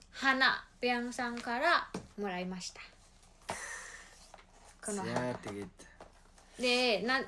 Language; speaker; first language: Japanese; non-native, learner; Mongolian